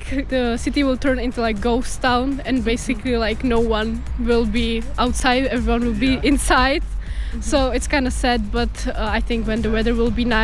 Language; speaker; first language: English; non-native, fluent; Czech